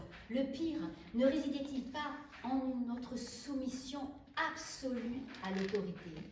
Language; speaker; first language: French; native; French